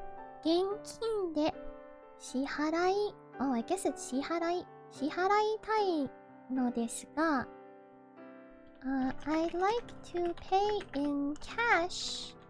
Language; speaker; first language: Japanese; non-native, learner; English